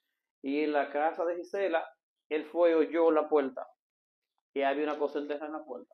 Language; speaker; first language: Spanish; native; Spanish